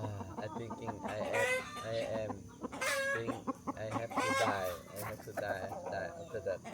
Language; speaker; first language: English; non-native, learner; Thai